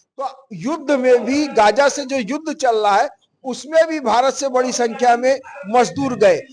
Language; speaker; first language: Hindi; native; Hindi